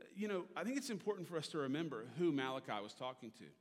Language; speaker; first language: English; native; English